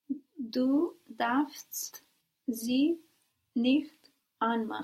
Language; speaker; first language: German; non-native, learner; English